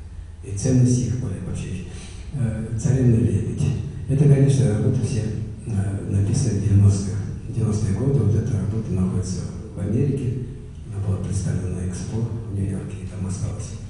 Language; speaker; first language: Russian; native; Russian